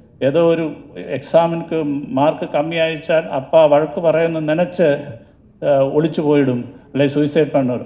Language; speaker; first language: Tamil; non-native, learner; Malayalam